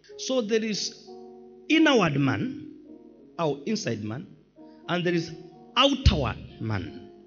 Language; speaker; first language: English; non-native, local second language; Swahili